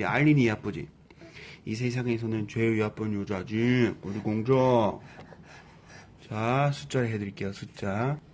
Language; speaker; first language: Korean; non-native, fluent; English